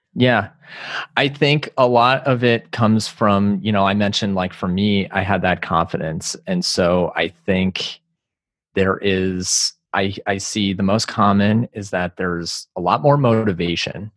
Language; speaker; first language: English; native; English